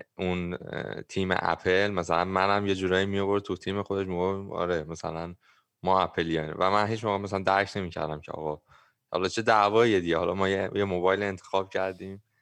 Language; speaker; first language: Persian; native; Persian